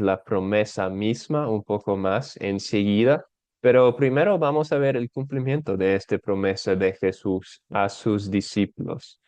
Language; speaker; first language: Spanish; non-native, fluent; English